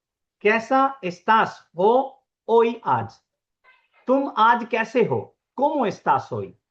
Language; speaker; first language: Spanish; non-native, fluent; Urdu